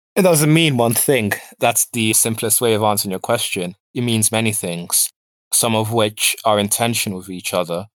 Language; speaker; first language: English; early bilingual, other home language; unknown